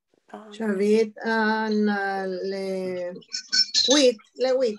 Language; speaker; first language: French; non-native, learner; Spanish